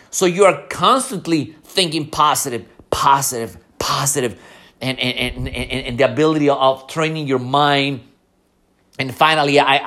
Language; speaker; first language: English; non-native, fluent; Spanish